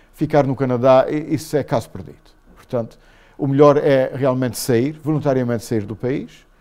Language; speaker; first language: Portuguese; native; Portuguese